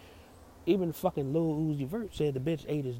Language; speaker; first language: English; native; English